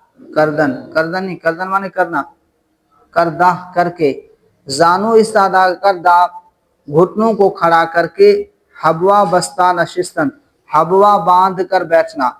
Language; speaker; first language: Urdu; non-native, local second language; Punjabi